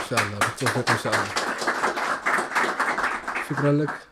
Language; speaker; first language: Arabic; native; Arabic